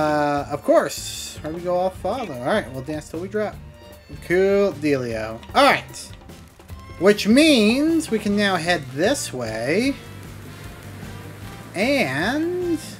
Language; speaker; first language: English; native; English